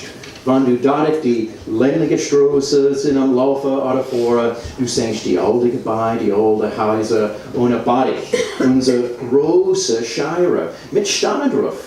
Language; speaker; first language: German; non-native, learner; English